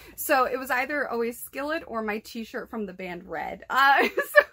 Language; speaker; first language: English; native; English